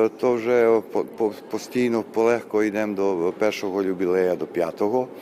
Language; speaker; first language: Ukrainian; early bilingual, heritage; Ukrainian